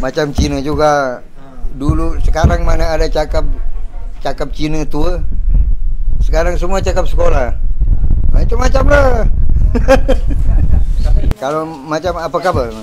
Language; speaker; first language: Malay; non-native, local second language; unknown